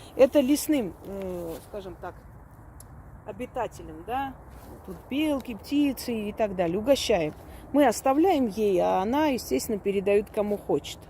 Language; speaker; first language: Russian; non-native, local second language; Armenian